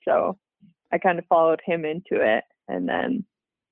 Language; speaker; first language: English; native; English